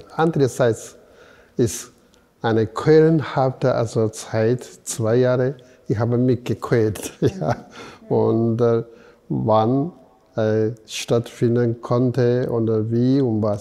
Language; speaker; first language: German; non-native, fluent; Chinese